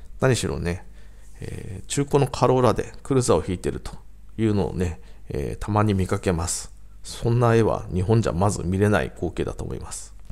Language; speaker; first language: Japanese; native; Japanese